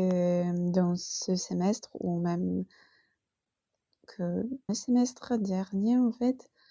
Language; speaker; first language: French; non-native, fluent; Polish